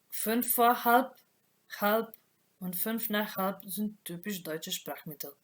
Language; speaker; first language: German; non-native, fluent; Macedonian